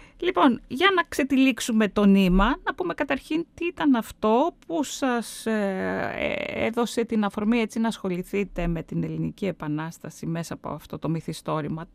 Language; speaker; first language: Greek; native; Greek